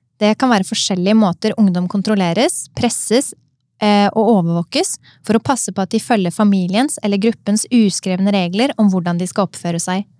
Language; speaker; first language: Norwegian; native; Norwegian